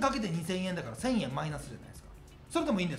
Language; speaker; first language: Japanese; native; Japanese